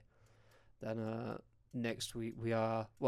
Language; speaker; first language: English; native; English